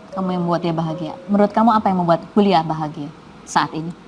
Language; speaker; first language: Indonesian; native; Indonesian